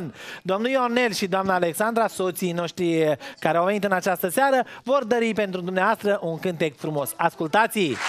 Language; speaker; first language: Romanian; native; Romanian